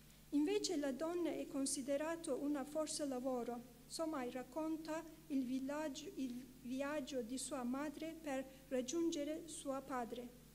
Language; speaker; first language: Italian; non-native, fluent; Kurdish